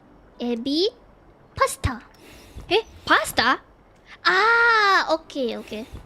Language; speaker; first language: Japanese; non-native, learner; Filipino